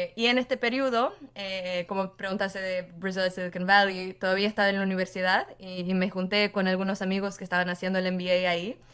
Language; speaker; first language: Spanish; non-native, fluent; Portuguese